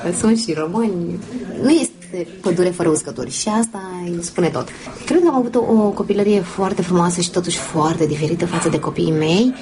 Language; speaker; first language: Romanian; native; Romanian